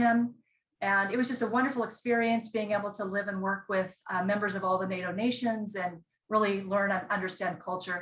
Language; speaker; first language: English; native; English